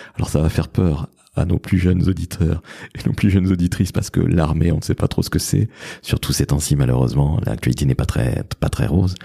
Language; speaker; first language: French; native; French